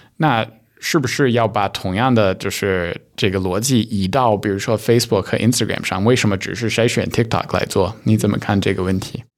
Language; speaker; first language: Chinese; early bilingual, heritage; Chinese